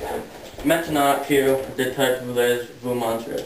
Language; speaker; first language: French; non-native, learner; English